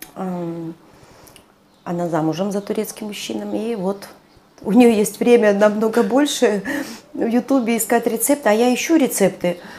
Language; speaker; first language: Russian; non-native, local second language; Georgian